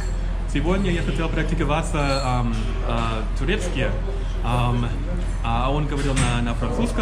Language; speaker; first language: Russian; non-native, learner; English